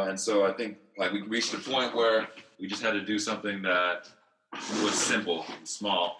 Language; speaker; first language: English; native; English